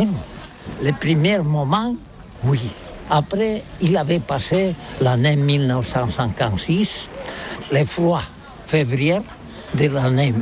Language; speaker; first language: French; non-native, learner; Catalan